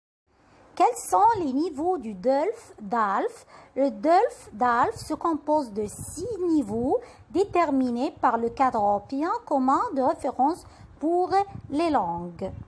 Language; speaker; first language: French; non-native, fluent; Arabic